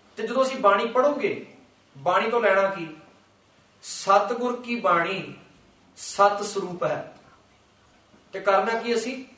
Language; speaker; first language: Punjabi; early bilingual, heritage; Punjabi